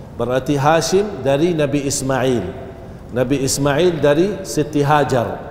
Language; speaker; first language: Malay; non-native, fluent; Arabic